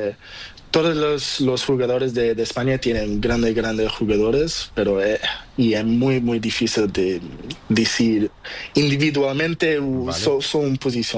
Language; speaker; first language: Spanish; non-native, learner; Portuguese